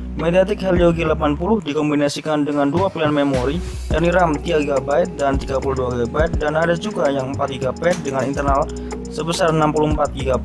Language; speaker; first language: Indonesian; native; Indonesian